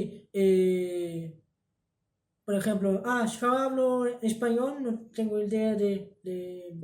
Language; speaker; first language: Spanish; early bilingual, heritage; Spanish